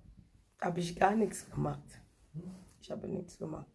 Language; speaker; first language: German; non-native, learner; French